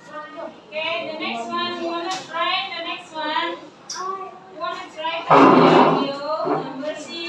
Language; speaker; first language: English; non-native, learner; Indonesian